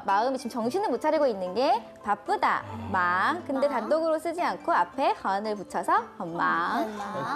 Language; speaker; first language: Korean; native; Korean